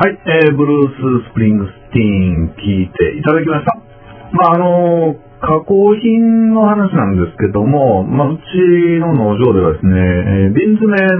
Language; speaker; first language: Japanese; native; Japanese